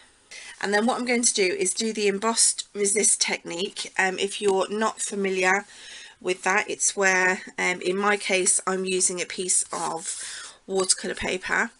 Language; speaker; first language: English; native; English